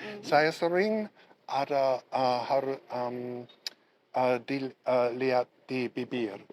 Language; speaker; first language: Indonesian; non-native, learner; English